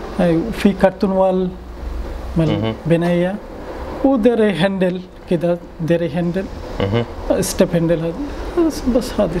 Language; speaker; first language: Arabic; non-native, learner; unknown